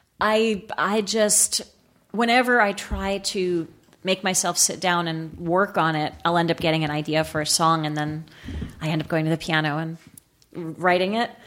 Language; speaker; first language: English; native; English